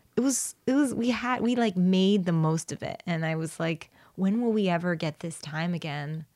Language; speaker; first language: English; early bilingual, other home language; Spanish